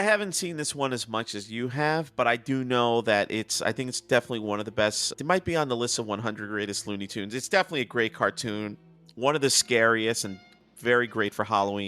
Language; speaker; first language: English; native; English